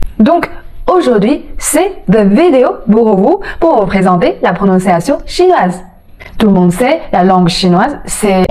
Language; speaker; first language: French; non-native, fluent; Chinese